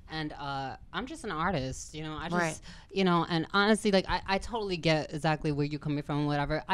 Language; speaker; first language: English; native; English